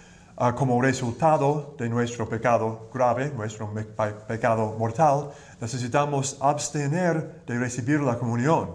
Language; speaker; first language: Spanish; non-native, learner; English